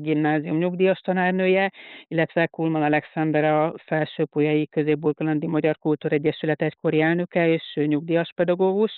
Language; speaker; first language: Hungarian; native; Hungarian